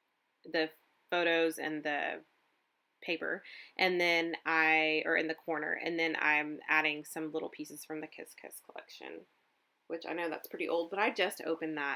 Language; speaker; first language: English; native; English